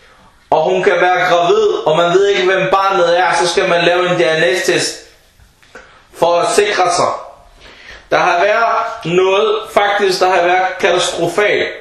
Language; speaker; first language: Danish; early bilingual, other home language; Arabic